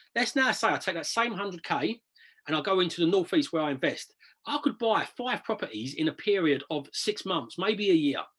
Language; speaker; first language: English; native; English